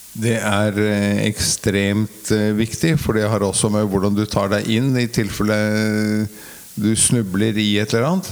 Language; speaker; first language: Norwegian; native; Norwegian